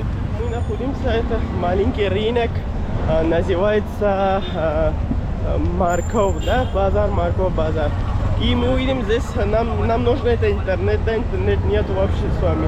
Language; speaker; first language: Russian; non-native, learner; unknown